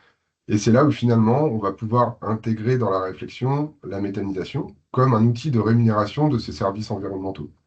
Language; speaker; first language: French; native; French